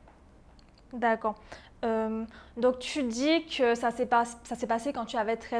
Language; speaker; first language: French; native; French